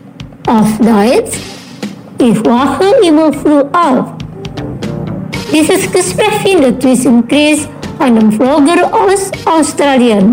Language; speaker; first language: German; non-native, learner; Indonesian